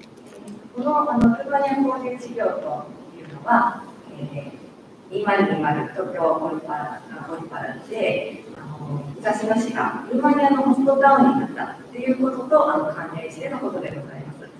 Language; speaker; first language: Japanese; native; Japanese